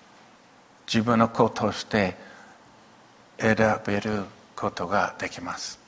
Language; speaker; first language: Japanese; non-native, local second language; English